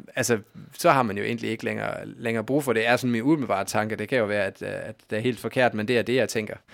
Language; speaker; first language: Danish; native; Danish